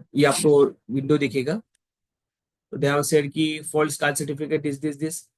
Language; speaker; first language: Hindi; non-native, local second language; Marathi